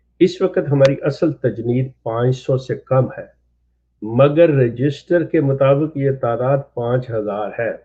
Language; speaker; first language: Urdu; native; Urdu